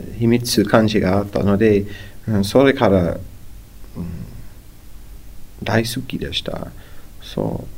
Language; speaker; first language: Japanese; non-native, learner; English